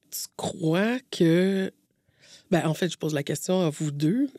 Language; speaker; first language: French; native; French